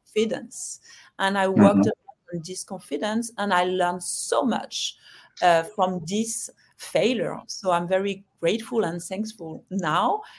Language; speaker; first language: English; non-native, fluent; French